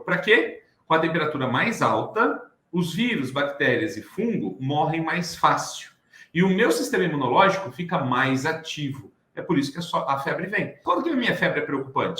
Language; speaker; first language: Portuguese; native; Portuguese